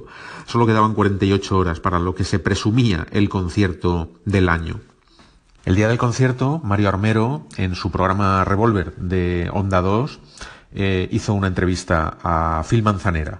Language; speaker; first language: Spanish; native; Spanish